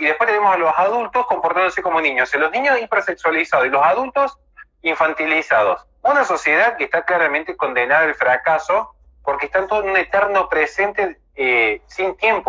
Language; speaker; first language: Spanish; native; Spanish